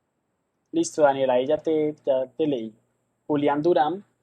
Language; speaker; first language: Spanish; native; Spanish